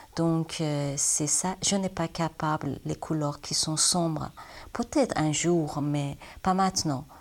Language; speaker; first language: French; non-native, learner; Persian